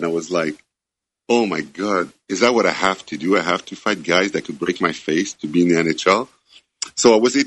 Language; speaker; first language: English; non-native, fluent; French